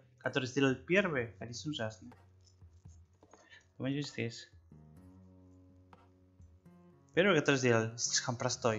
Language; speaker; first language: Russian; non-native, learner; Spanish